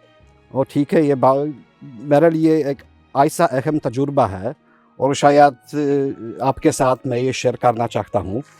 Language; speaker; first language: Hindi; non-native, fluent; Polish